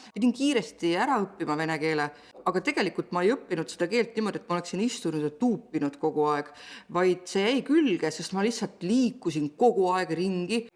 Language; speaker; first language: Estonian; native; Estonian